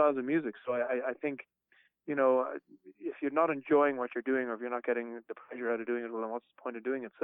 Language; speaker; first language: English; native; English